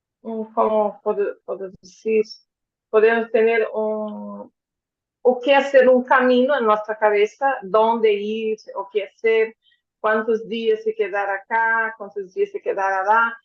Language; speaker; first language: Spanish; non-native, fluent; Portuguese